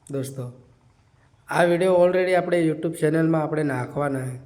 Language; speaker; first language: Gujarati; non-native, local second language; Bhili